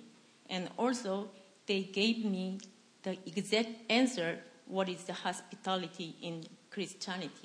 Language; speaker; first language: English; non-native, fluent; Korean